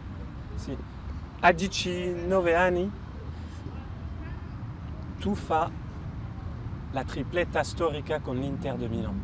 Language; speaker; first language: Italian; non-native, fluent; French